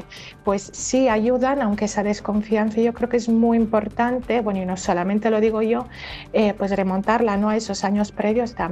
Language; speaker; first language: Spanish; native; Spanish